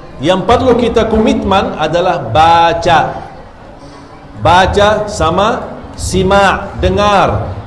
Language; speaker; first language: Malay; non-native, fluent; Arabic